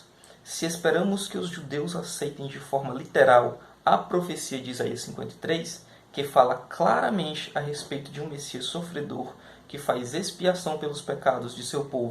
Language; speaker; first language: Portuguese; native; Portuguese